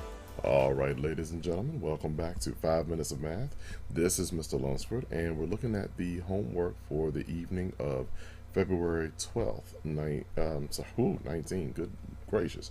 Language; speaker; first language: English; native; English